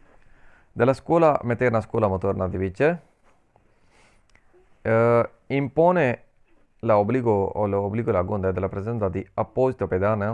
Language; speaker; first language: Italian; non-native, learner; Punjabi